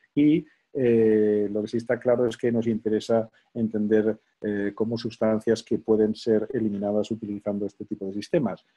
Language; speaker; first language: Spanish; native; Spanish